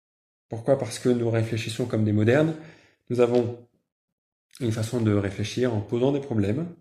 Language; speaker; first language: French; native; French